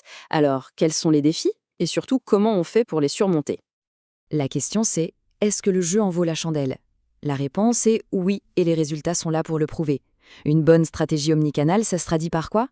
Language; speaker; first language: French; native; French